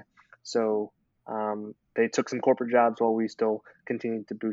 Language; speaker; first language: English; native; English